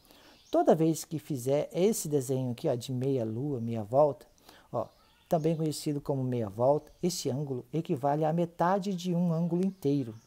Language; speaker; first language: Portuguese; native; Portuguese